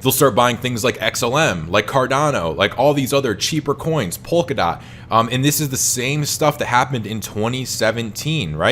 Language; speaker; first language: English; native; English